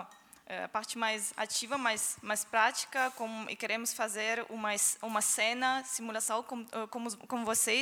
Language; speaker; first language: Portuguese; non-native, fluent; German